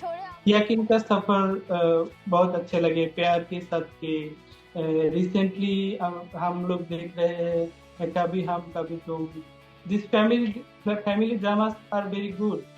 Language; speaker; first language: Hindi; non-native, learner; Bangla